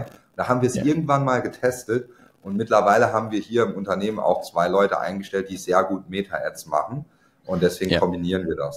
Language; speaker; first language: German; native; German